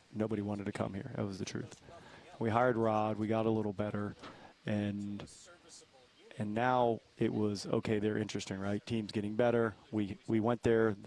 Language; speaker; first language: English; native; English